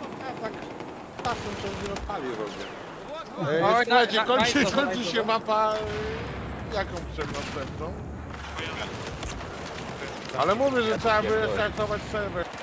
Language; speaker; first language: Polish; native; Polish